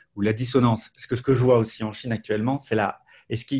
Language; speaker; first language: French; native; French